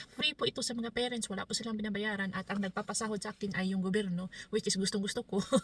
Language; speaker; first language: Filipino; non-native, local second language; Cebuano